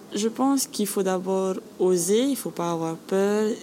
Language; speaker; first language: French; native; French